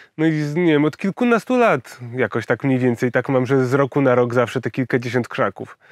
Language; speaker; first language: Polish; native; Polish